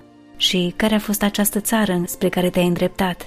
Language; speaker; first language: Romanian; native; Romanian